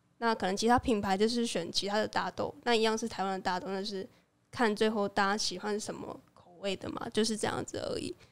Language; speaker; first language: Chinese; native; Chinese